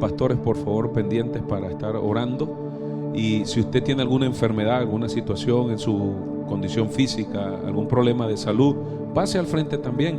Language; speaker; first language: Spanish; native; Spanish